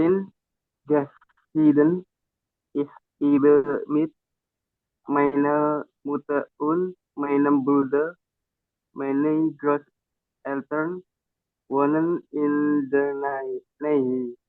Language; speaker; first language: German; non-native, learner; Indonesian